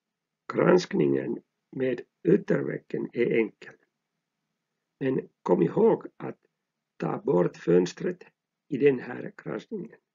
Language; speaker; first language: Swedish; non-native, local second language; Finnish